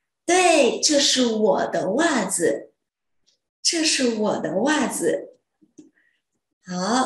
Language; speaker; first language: Chinese; non-native, fluent; Vietnamese